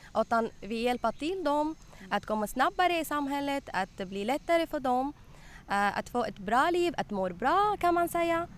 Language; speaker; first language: Swedish; non-native, learner; Arabic